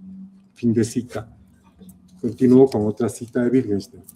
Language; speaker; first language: Spanish; native; Spanish